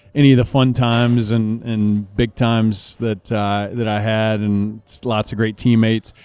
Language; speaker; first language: English; native; English